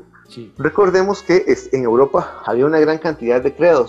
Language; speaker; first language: Spanish; native; Spanish